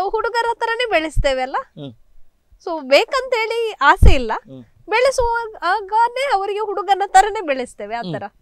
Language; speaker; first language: Kannada; native; Kannada